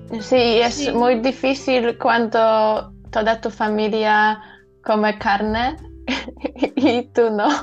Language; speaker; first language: Spanish; non-native, learner; Polish